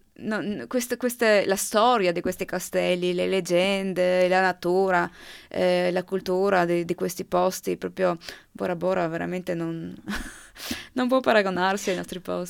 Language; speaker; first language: Italian; non-native, local second language; Slovenian